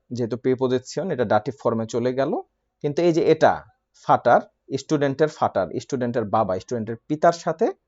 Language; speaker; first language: Bangla; native; Bangla